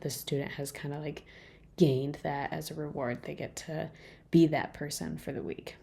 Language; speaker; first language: English; native; English